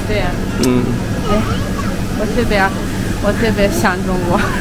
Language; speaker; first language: Chinese; non-native, learner; Russian